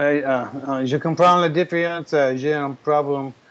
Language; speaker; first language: French; non-native, learner; English